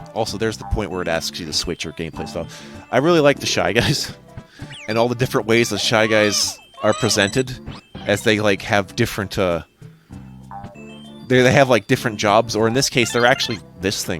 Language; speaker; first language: English; native; English